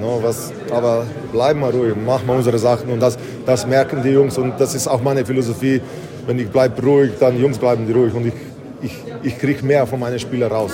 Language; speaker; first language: German; non-native, fluent; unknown